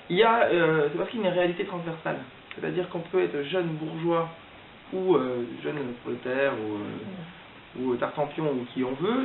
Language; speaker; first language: French; native; French